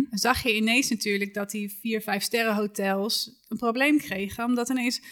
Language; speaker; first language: Dutch; native; Dutch